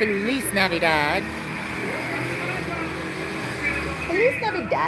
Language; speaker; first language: Spanish; non-native, learner; English